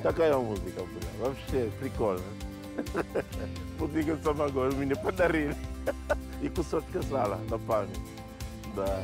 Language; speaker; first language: Russian; non-native, fluent; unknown